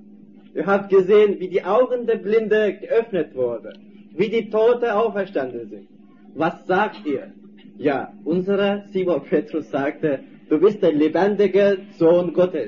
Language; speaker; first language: German; non-native, fluent; Turkish